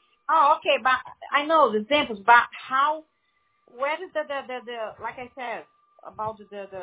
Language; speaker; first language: English; non-native, learner; Portuguese